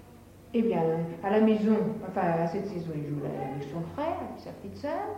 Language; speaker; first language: French; native; French